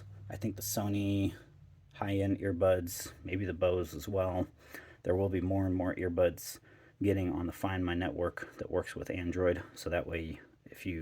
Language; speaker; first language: English; native; English